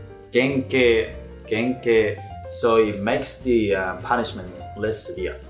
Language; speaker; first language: English; non-native, fluent; Japanese